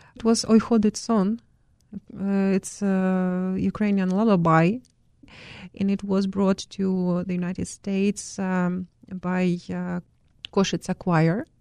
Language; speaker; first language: English; non-native, fluent; Ukrainian